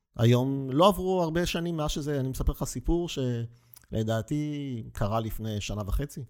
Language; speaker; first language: Hebrew; native; Hebrew